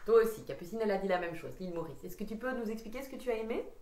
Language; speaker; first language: French; native; French